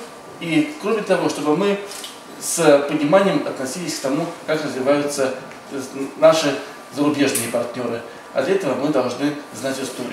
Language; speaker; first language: Russian; native; Russian